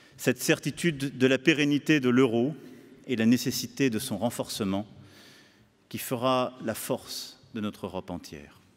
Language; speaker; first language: French; native; French